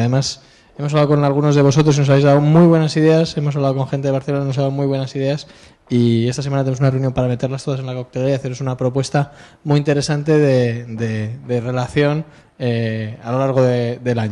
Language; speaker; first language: Spanish; native; Spanish